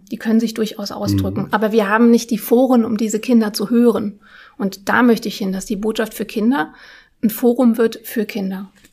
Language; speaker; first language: German; early bilingual, other home language; Russian